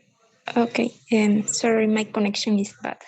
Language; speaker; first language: English; non-native, learner; Spanish